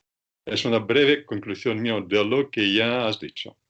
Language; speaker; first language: Spanish; non-native, fluent; Russian